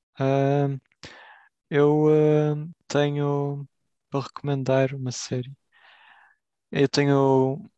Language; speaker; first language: Portuguese; native; Portuguese